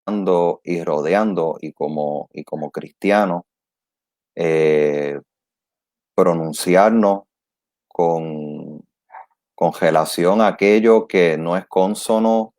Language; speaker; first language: Spanish; native; Spanish